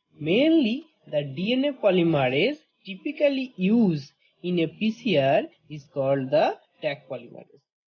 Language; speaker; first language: English; non-native, local second language; Bangla